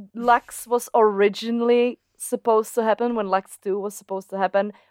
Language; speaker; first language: English; non-native, fluent; Czech